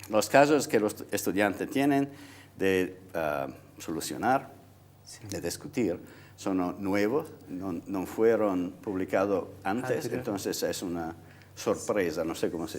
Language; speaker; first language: Spanish; non-native, fluent; Italian